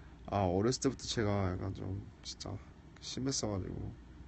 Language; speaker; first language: Korean; early bilingual, heritage; Korean